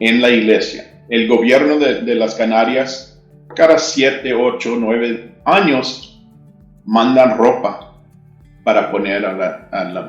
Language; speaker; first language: Spanish; early bilingual, heritage; English